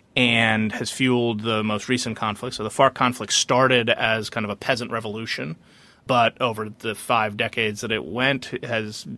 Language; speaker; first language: English; early bilingual, other home language; Spanish